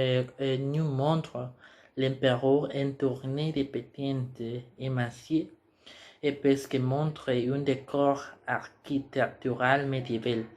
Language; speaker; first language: French; non-native, learner; Spanish